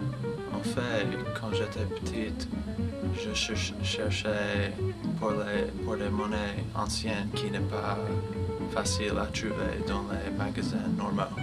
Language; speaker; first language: French; non-native, learner; English